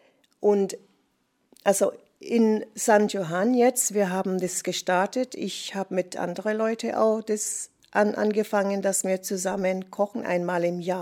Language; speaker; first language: German; non-native, fluent; English